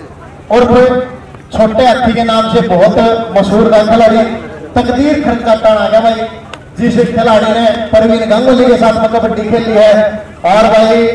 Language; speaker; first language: Hindi; native; Hindi